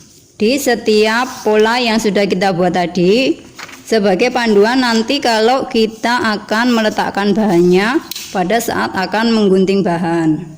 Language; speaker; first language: Indonesian; native; Indonesian